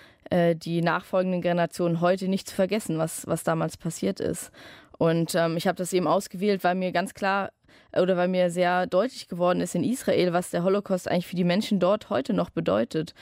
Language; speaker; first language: German; native; German